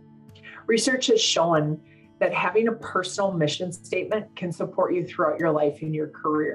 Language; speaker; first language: English; native; English